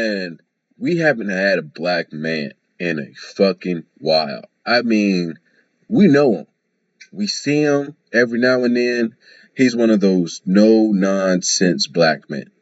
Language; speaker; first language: English; native; English